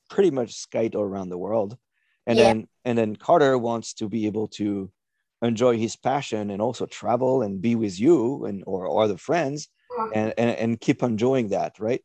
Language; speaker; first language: English; non-native, fluent; French